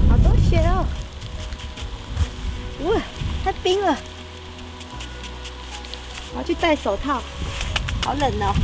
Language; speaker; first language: Chinese; native; Chinese